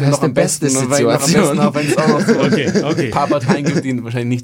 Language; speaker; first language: German; native; German